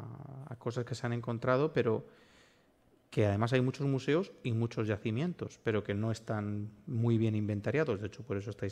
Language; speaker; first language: Spanish; native; Spanish